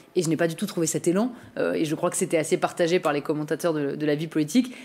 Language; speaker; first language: French; native; French